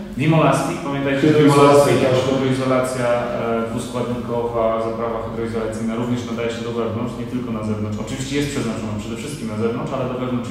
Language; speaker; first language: Polish; native; Polish